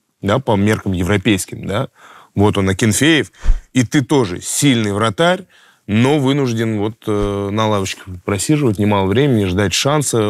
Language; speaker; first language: Russian; native; Russian